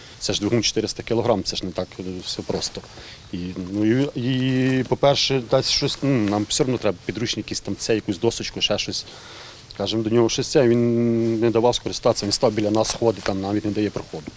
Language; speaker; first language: Ukrainian; native; Ukrainian